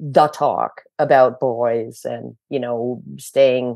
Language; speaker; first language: English; native; English